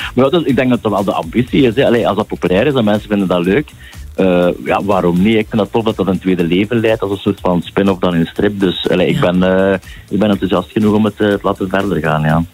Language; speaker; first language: Dutch; native; Dutch